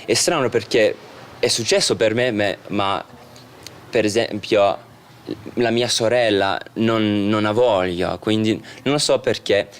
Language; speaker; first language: Italian; early bilingual, other home language; English